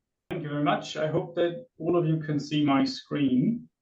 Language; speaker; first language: English; non-native, fluent; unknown